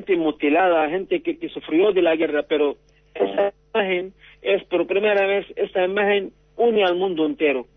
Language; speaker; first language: Spanish; non-native, fluent; Arabic